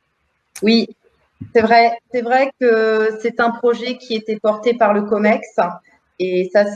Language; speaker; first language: French; native; French